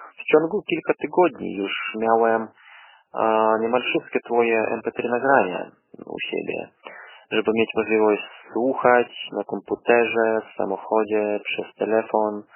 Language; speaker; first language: Polish; non-native, learner; Russian